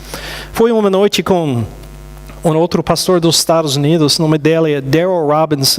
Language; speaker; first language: Portuguese; non-native, fluent; English